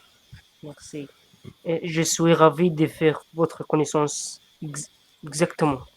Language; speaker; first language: French; non-native, learner; Arabic